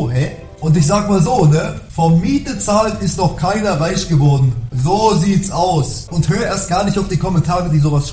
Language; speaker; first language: German; native; German